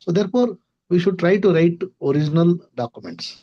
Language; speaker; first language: English; non-native, local second language; Marathi